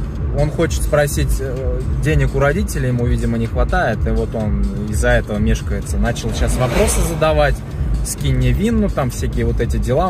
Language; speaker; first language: Russian; native; Russian